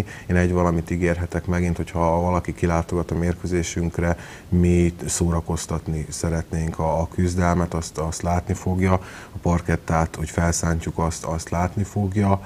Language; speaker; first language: Hungarian; native; Hungarian